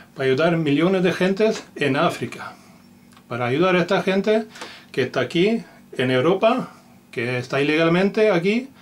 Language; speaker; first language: Spanish; non-native, learner; Finnish